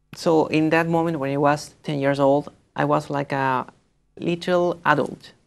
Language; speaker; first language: English; non-native, fluent; Spanish